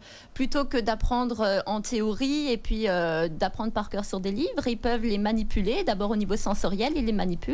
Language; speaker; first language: French; native; French